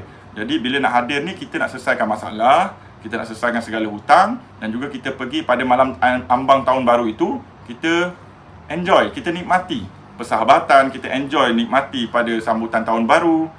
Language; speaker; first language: Malay; native; Malay